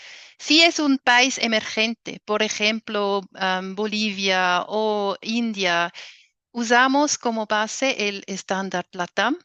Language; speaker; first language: Spanish; non-native, fluent; German